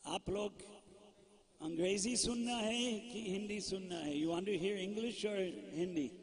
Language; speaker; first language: Hindi; non-native, fluent; English